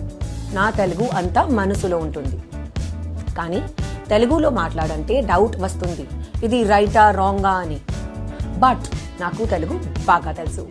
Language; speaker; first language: Telugu; non-native, fluent; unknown